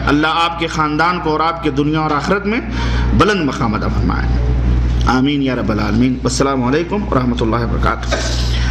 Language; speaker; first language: Urdu; native; Urdu